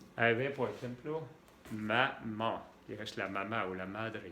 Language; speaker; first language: Spanish; non-native, fluent; French